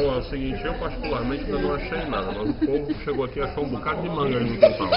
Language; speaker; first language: Portuguese; native; Portuguese